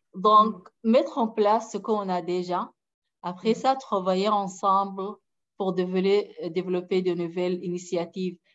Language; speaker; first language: French; non-native, fluent; Arabic